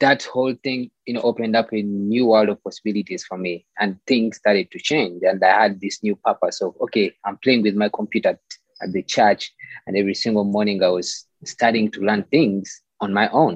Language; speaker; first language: English; non-native, local second language; Ganda